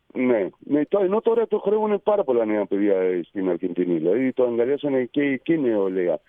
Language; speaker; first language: Greek; non-native, fluent; Spanish